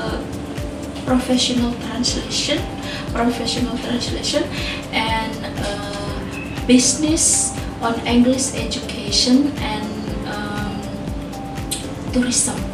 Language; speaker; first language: English; non-native, fluent; Indonesian